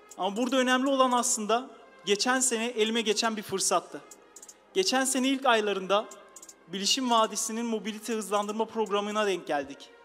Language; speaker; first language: Turkish; early bilingual, heritage; Turkish